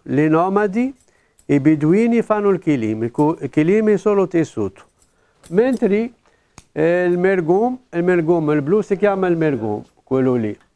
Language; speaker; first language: Italian; non-native, local second language; Arabic